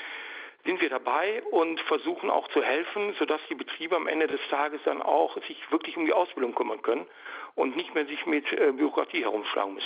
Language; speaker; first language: German; native; German